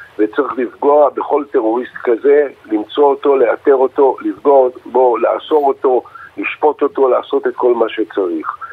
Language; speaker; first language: Hebrew; native; Hebrew